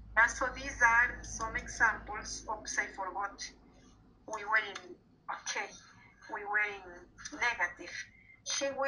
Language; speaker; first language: English; non-native, fluent; Spanish